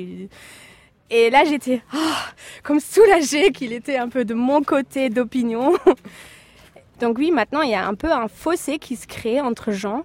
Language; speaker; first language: French; non-native, fluent; German